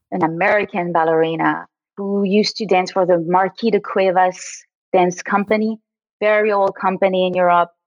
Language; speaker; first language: English; early bilingual, other home language; French